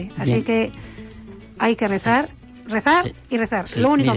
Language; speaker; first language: Spanish; native; Spanish